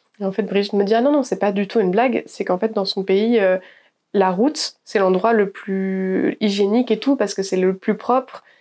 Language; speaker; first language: French; native; French